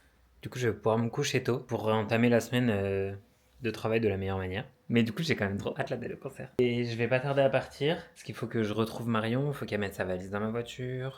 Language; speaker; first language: French; native; French